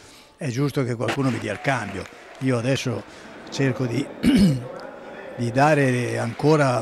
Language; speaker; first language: Italian; native; Italian